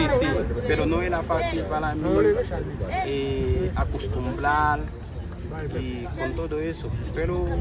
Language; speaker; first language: Spanish; non-native, learner; Haitian Creole